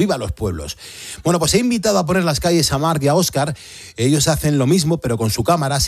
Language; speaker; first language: Spanish; native; Spanish